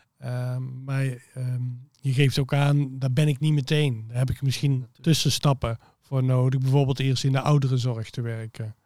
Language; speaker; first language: Dutch; native; Dutch